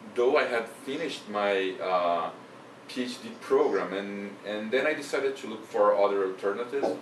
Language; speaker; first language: English; non-native, fluent; Portuguese